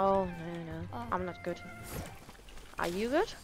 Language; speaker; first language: English; non-native, learner; German